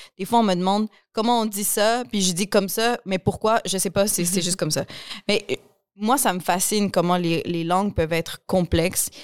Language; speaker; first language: French; native; French